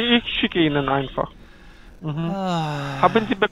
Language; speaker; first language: German; non-native, fluent; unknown